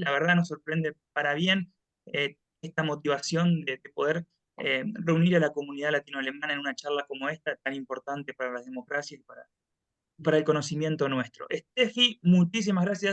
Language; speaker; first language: Spanish; native; Spanish